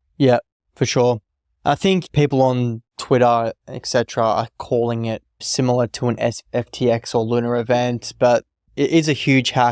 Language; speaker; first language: English; native; English